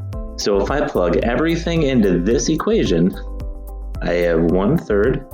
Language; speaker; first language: English; native; English